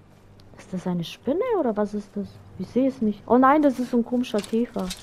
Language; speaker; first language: German; native; German